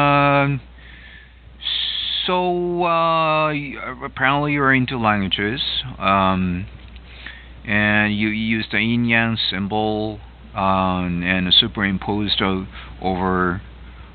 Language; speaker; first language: English; non-native, fluent; Japanese